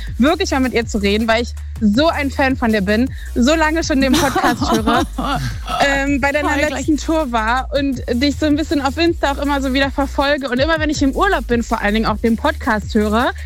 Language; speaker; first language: German; native; German